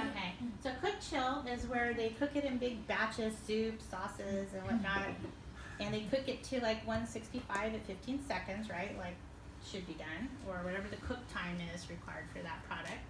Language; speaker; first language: English; native; English